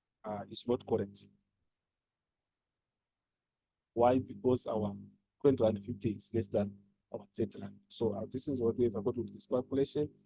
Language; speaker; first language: English; non-native, local second language; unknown